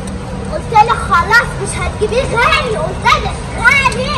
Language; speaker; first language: Arabic; native; Arabic